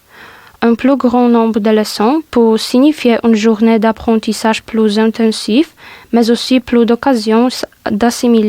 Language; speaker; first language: French; non-native, learner; Polish